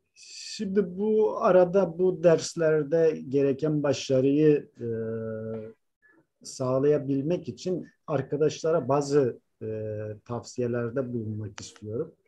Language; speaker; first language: Turkish; native; Turkish